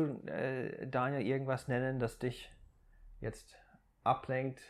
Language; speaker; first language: German; non-native, fluent; English